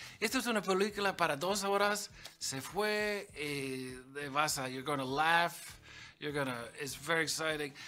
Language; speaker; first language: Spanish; early bilingual, other home language; English